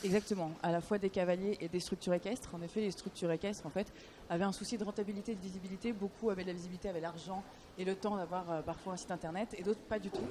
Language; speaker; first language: French; native; French